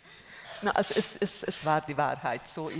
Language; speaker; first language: German; non-native, fluent; Hungarian